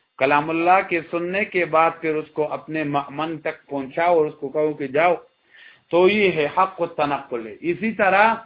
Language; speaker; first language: Urdu; non-native, local second language; Pashto